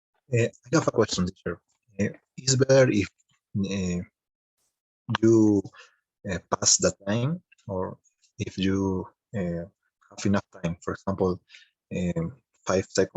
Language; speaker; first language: English; non-native, learner; Spanish